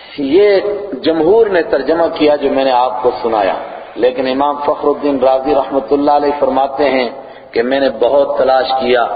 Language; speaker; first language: Urdu; non-native, local second language; Punjabi